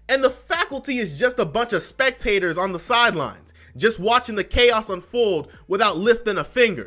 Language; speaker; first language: English; native; English